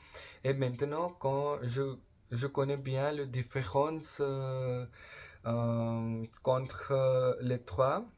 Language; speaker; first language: French; non-native, learner; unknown